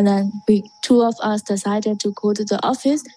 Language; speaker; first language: English; non-native, learner; Burmese